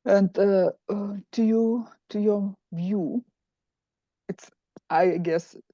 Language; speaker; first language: English; non-native, fluent; Lithuanian